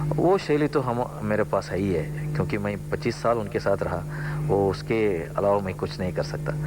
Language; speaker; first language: Hindi; non-native, local second language; Kannada